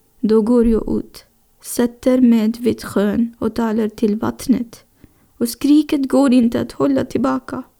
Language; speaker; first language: Swedish; non-native, fluent; Persian